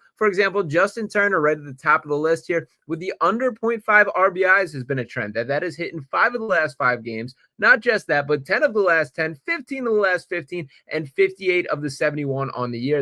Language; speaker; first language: English; native; English